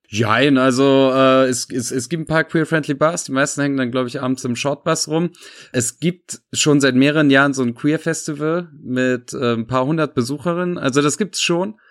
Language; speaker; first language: German; early bilingual, other home language; Serbian